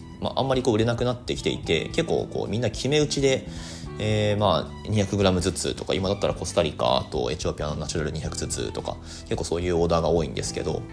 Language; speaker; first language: Japanese; native; Japanese